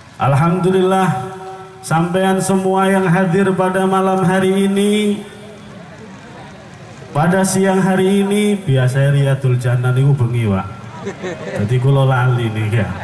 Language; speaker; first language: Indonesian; non-native, local second language; Javanese